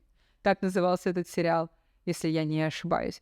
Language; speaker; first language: Russian; native; Russian